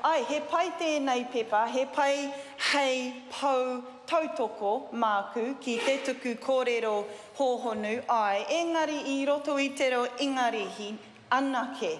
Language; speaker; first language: Māori; non-native, learner; English